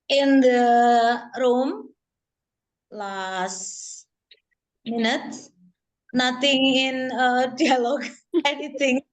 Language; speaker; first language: English; non-native, learner; Indonesian